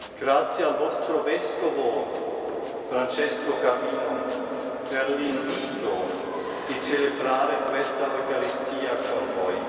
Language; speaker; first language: Italian; non-native, fluent; German